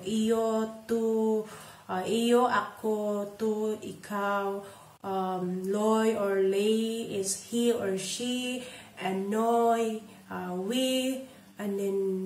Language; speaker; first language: English; non-native, local second language; Cebuano